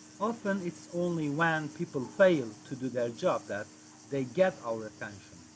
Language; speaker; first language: English; non-native, fluent; Turkish